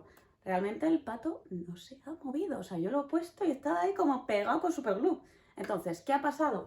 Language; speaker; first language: Spanish; native; Spanish